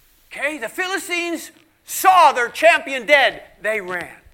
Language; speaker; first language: English; native; English